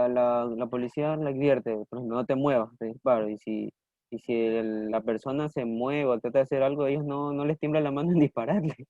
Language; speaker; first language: Spanish; native; Spanish